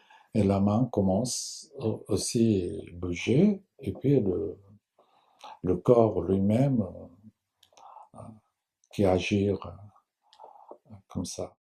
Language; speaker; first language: French; non-native, fluent; Japanese